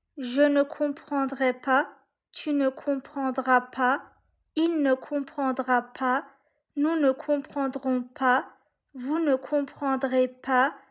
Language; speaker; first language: French; non-native, learner; Turkish